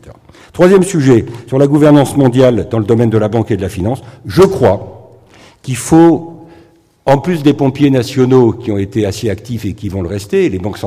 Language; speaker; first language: French; native; French